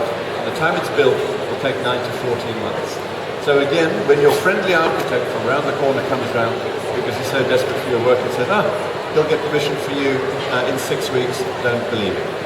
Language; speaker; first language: English; native; English